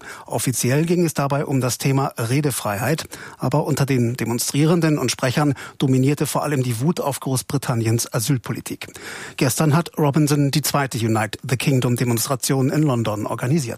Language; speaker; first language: German; native; German